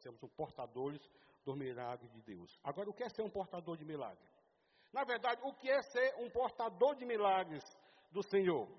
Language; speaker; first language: Portuguese; native; Portuguese